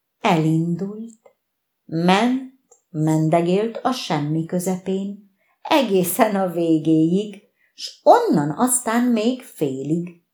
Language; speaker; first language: Hungarian; native; Hungarian